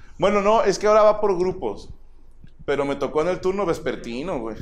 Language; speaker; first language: Spanish; native; Spanish